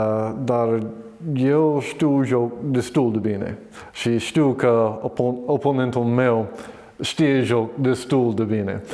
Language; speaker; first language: Romanian; non-native, learner; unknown